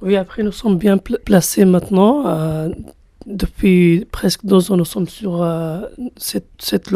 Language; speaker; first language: French; non-native, learner; Kurdish